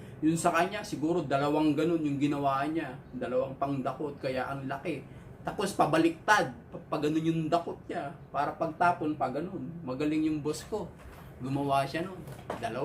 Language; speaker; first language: Filipino; native; Filipino